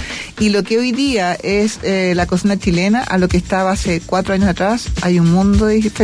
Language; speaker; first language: Spanish; native; Spanish